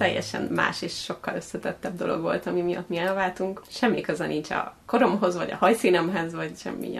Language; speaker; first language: Hungarian; native; Hungarian